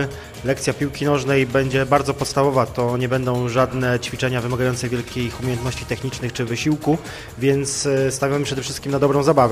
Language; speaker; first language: Polish; native; Polish